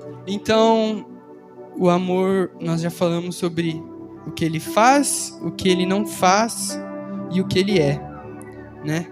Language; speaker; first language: Portuguese; native; Portuguese